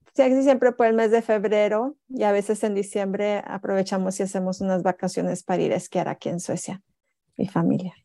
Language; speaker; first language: Spanish; native; Spanish